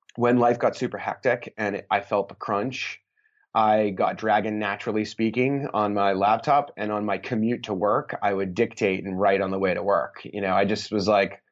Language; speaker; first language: English; native; English